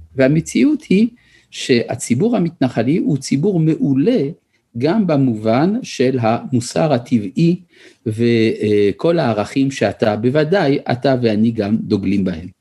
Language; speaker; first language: Hebrew; early bilingual, other home language; French